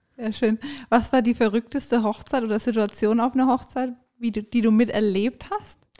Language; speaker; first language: German; native; German